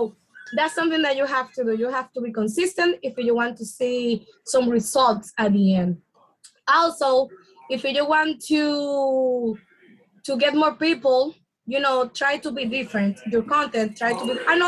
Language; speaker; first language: English; non-native, fluent; Spanish